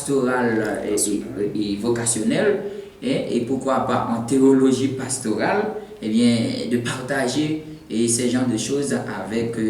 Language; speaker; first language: French; non-native, local second language; Haitian Creole